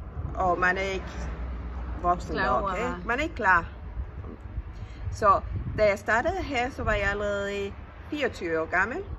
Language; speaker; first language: Danish; non-native, fluent; Spanish